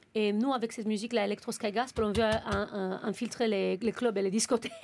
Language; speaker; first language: French; non-native, fluent; Romanian